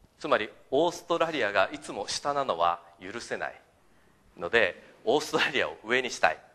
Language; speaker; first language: Japanese; native; Japanese